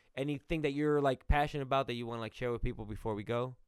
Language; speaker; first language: English; early bilingual, other home language; Spanish